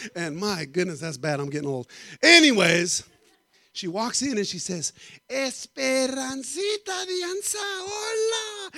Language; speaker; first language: English; native; English